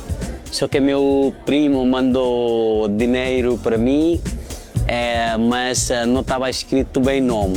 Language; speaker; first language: Portuguese; non-native, fluent; Nepali